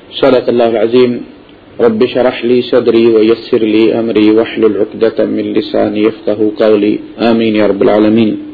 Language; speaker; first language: Urdu; non-native, local second language; Punjabi